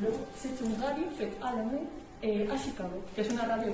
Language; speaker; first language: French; non-native, learner; Spanish